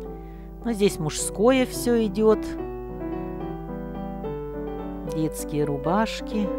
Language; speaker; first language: Russian; native; Russian